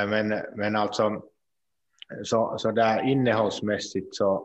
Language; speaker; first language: Swedish; non-native, local second language; Finnish